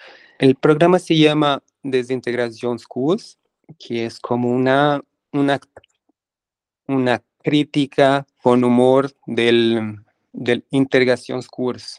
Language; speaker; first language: Spanish; non-native, fluent; Portuguese